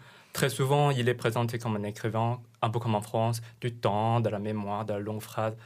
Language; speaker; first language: French; non-native, fluent; Chinese